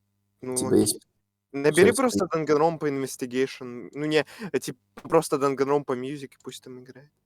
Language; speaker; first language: Russian; native; Russian